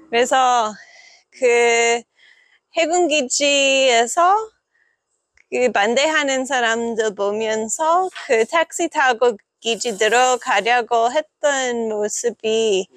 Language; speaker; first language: Korean; non-native, fluent; English